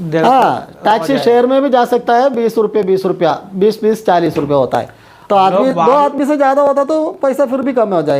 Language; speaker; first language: Hindi; non-native, local second language; Malayalam